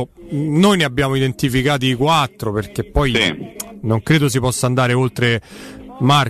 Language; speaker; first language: Italian; native; Italian